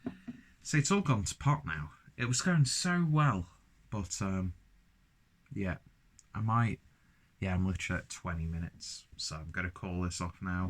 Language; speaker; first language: English; native; English